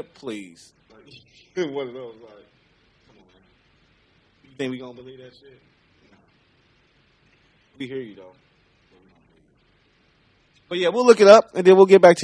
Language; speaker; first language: English; native; English